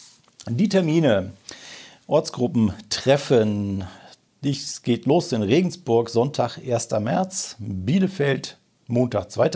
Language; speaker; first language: German; native; German